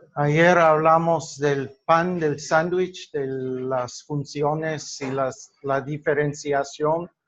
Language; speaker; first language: Spanish; non-native, fluent; English